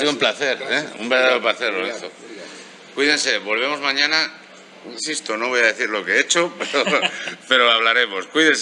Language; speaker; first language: Spanish; native; Spanish